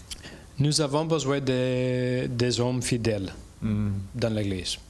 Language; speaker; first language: French; non-native, learner; English